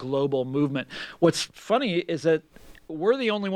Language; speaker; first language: English; native; English